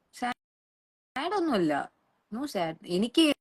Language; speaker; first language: Malayalam; non-native, local second language; Tamil